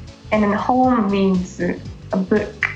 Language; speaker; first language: English; non-native, fluent; Japanese